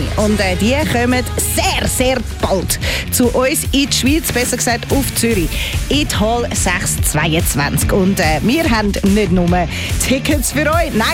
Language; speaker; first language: German; native; German